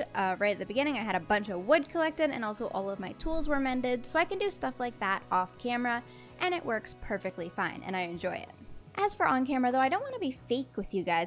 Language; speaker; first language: English; native; English